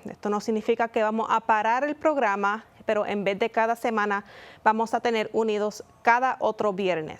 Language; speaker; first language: Spanish; native; Spanish